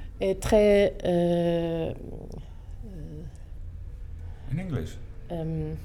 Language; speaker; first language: French; non-native, local second language; German